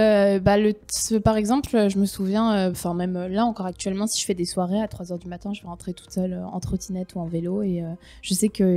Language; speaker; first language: French; native; French